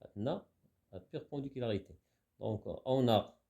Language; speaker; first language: French; non-native, local second language; Arabic